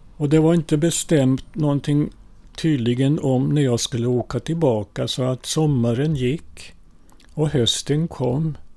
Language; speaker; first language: Swedish; early bilingual, other home language; Finnish